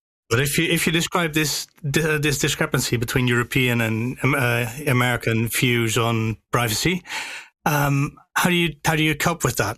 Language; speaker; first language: English; non-native, fluent; Dutch